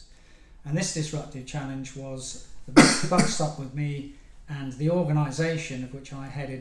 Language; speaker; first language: English; native; English